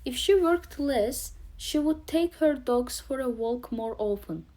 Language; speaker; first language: English; non-native, fluent; Azerbaijani